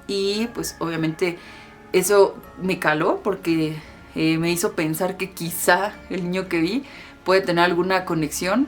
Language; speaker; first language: Spanish; native; Spanish